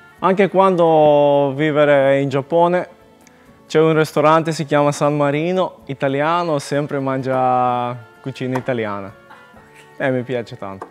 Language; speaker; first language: Italian; non-native, learner; Macedonian